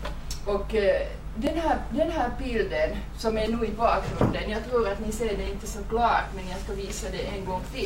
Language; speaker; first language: Swedish; non-native, fluent; Finnish